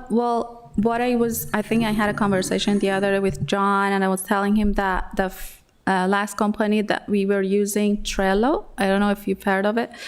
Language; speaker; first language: English; non-native, fluent; Persian